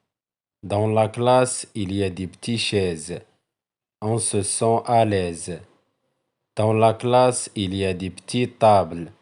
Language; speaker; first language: French; non-native, local second language; Arabic